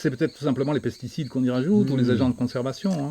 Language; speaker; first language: French; native; French